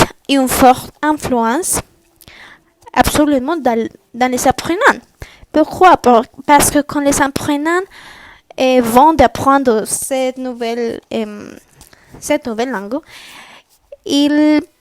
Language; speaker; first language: French; non-native, learner; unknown